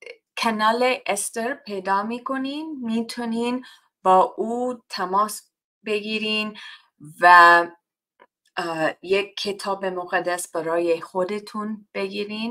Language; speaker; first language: Persian; non-native, fluent; English